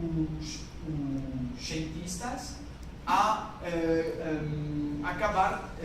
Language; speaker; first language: Portuguese; non-native, learner; French